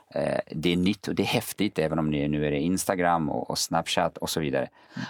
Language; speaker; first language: Swedish; early bilingual, other home language; Kurdish